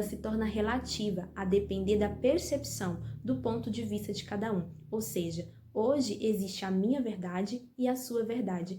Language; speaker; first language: Portuguese; native; Portuguese